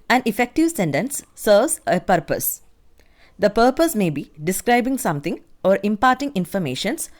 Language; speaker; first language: English; non-native, local second language; Malayalam